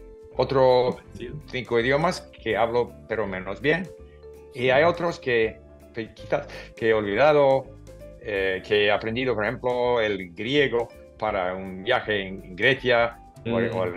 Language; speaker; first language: Spanish; non-native, fluent; English